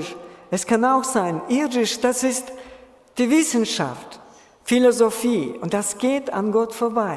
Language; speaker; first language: German; non-native, fluent; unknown